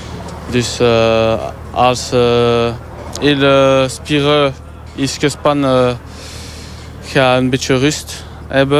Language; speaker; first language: Dutch; non-native, local second language; French